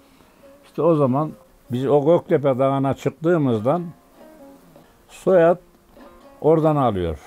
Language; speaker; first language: Turkish; native; Turkish